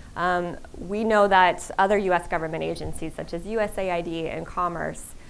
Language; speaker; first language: English; native; English